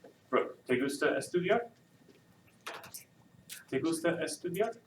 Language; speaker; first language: Spanish; non-native, fluent; English